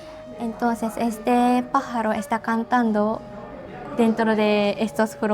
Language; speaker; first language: Spanish; non-native, learner; Japanese